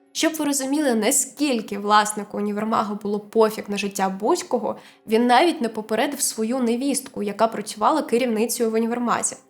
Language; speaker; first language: Ukrainian; native; Ukrainian